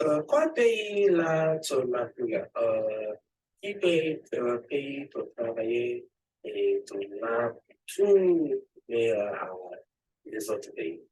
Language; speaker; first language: French; non-native, learner; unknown